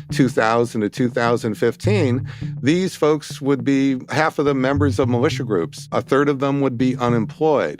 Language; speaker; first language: English; native; English